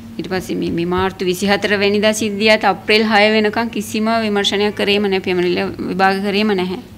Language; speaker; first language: Sinhala; non-native, local second language; Tamil